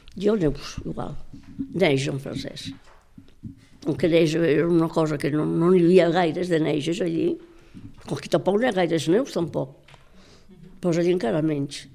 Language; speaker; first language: Catalan; native; Catalan